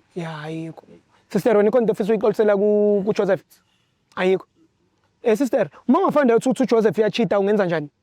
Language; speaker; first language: Zulu; native; Zulu